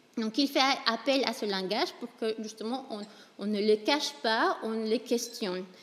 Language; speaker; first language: French; non-native, fluent; Spanish